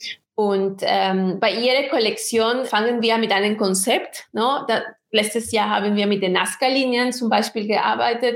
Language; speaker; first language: German; non-native, fluent; Spanish